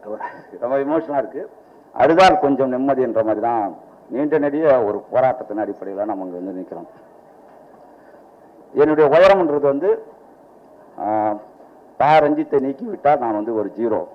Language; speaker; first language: Tamil; native; Tamil